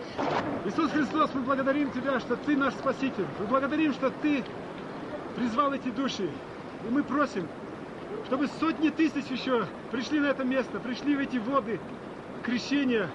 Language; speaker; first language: Russian; native; Russian